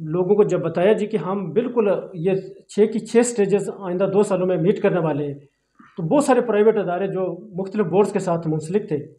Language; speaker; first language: Urdu; non-native, local second language; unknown